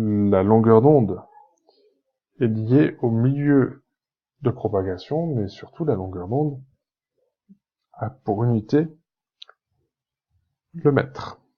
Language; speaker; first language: French; native; French